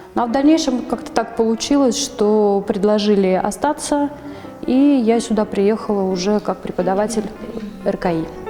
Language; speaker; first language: Russian; native; Russian